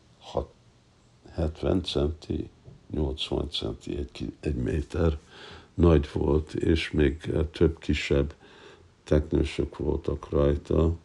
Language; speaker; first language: Hungarian; non-native, fluent; English